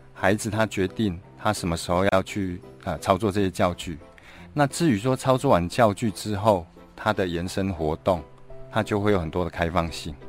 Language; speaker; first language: Chinese; non-native, local second language; Min Nan Chinese